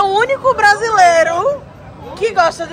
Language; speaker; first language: Portuguese; native; Portuguese